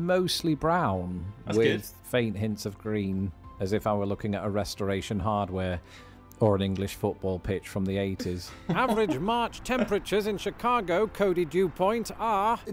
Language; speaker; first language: English; native; English